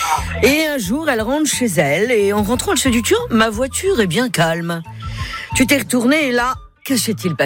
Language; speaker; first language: French; native; French